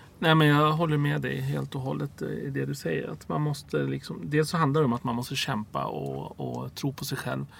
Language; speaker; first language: Swedish; early bilingual, other home language; Arabic